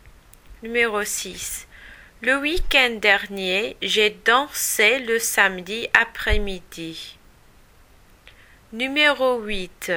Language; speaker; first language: French; non-native, learner; English